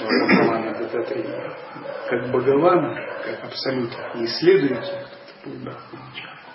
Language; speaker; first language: Russian; native; Russian